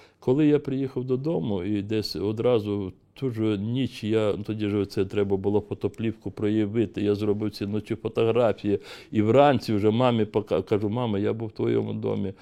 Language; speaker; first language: Ukrainian; non-native, local second language; Crimean Tatar